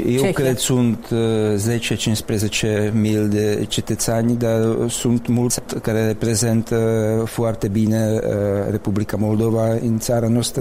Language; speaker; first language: Romanian; non-native, learner; Czech